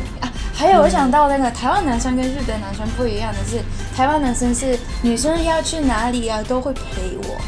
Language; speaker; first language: Chinese; non-native, fluent; Japanese